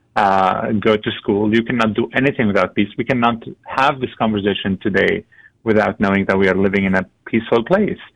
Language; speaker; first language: English; non-native, fluent; Arabic